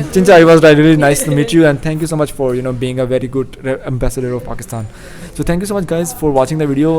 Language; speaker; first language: English; non-native, local second language; Urdu